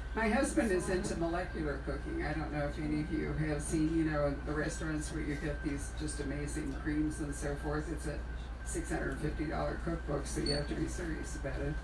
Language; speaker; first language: English; native; English